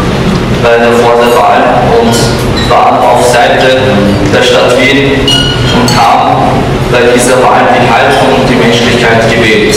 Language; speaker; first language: German; non-native, fluent; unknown